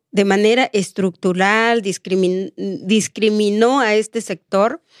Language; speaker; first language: Spanish; non-native, local second language; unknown